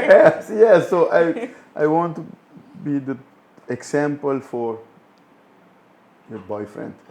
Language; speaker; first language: English; non-native, fluent; Dutch